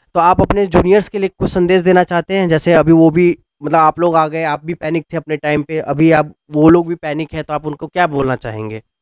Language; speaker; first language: Hindi; native; Hindi